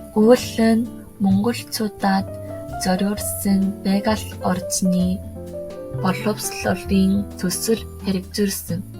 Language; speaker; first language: Mongolian; non-native, learner; Korean